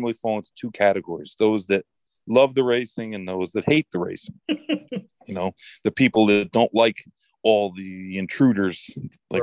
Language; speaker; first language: English; native; English